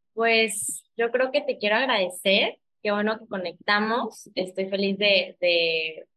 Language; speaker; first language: Spanish; early bilingual, heritage; Spanish